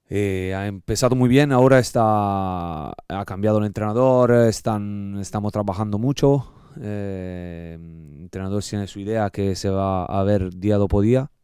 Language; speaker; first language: Spanish; non-native, learner; Italian